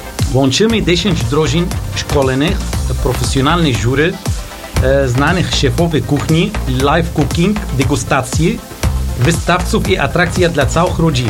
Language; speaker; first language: Polish; non-native, learner; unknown